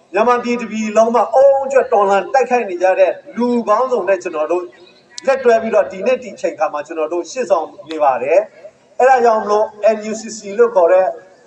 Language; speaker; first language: Burmese; non-native, local second language; S'gaw Karen